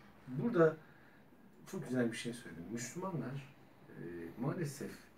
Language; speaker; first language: Turkish; native; Turkish